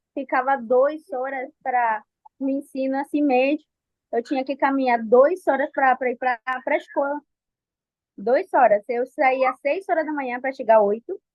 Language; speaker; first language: Portuguese; non-native, fluent; Spanish